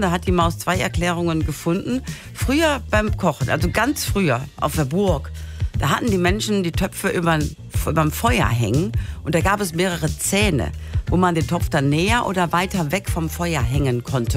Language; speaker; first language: German; native; German